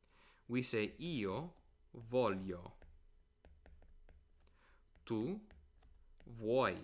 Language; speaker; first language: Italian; non-native, fluent; English